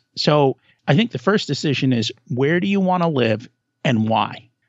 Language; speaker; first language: English; native; English